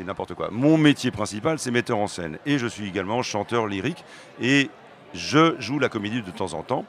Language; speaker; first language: French; native; French